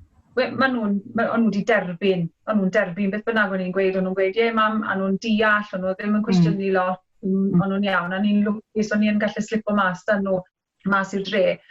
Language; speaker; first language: Welsh; native; Welsh